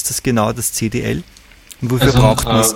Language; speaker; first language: German; native; German